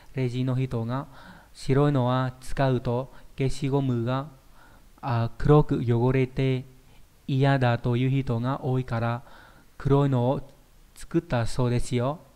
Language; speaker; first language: Japanese; non-native, fluent; Vietnamese